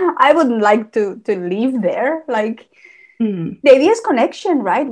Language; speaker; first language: English; non-native, fluent; Spanish